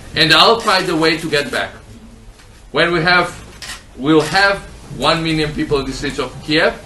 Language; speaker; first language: English; non-native, fluent; Georgian